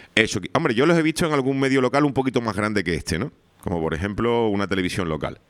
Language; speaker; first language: Spanish; native; Spanish